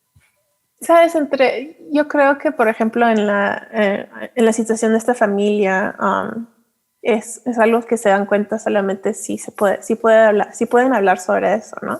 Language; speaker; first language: Spanish; early bilingual, heritage; Spanish